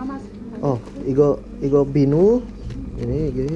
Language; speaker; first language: Korean; non-native, learner; Indonesian